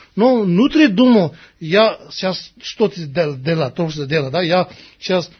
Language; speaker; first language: Russian; non-native, learner; Tibetan